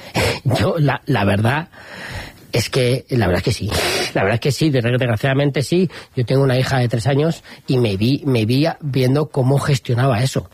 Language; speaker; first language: Spanish; native; Spanish